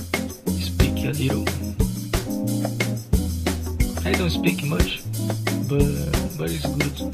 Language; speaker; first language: English; non-native, learner; Portuguese